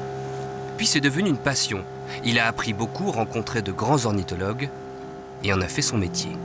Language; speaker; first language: French; native; French